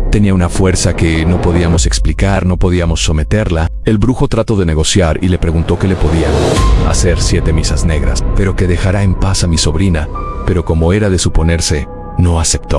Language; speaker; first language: Spanish; native; Spanish